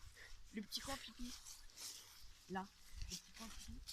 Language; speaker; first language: French; native; French